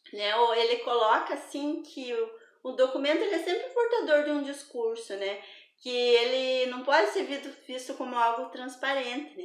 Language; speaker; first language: Portuguese; native; Portuguese